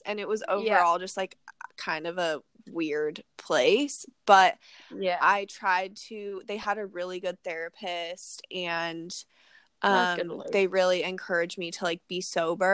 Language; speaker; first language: English; native; English